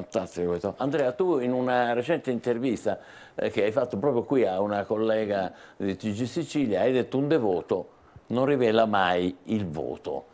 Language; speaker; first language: Italian; native; Italian